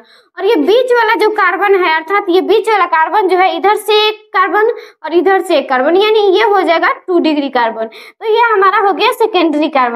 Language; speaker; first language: Hindi; native; Hindi